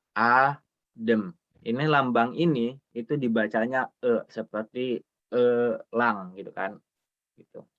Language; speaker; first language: Indonesian; native; Indonesian